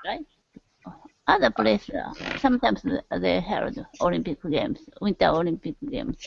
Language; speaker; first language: English; non-native, learner; Japanese